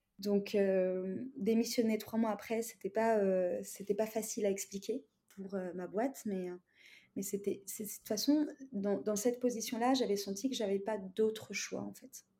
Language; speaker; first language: French; non-native, local second language; Arabic